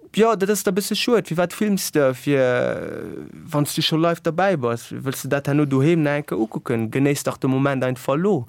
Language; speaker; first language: Luxembourgish; native; Luxembourgish